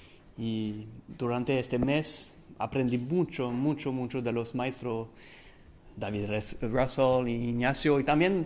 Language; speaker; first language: Spanish; non-native, learner; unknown